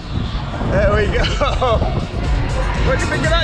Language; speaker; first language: English; native; English